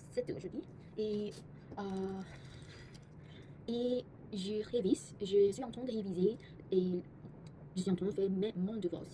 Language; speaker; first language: French; non-native, learner; Korean